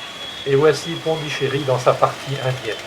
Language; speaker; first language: French; native; French